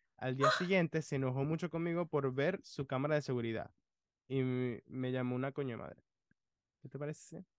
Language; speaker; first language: Spanish; early bilingual, other home language; English